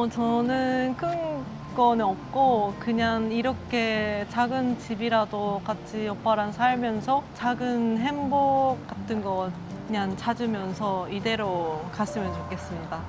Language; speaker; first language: Korean; non-native, fluent; Japanese